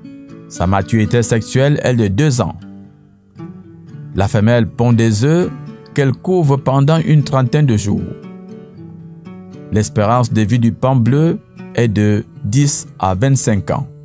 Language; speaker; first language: French; native; French